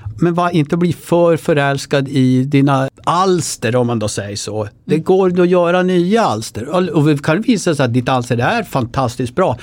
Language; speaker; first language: Swedish; native; Swedish